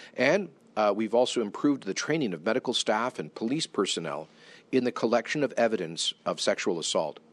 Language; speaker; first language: English; native; English